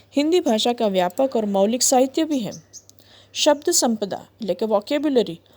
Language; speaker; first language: Hindi; non-native, local second language; Gujarati